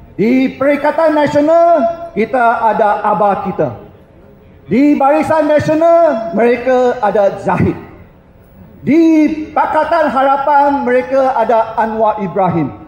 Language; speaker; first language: Malay; non-native, local second language; Chinese